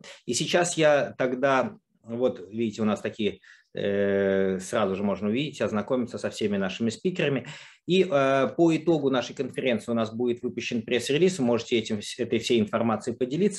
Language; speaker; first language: Russian; native; Russian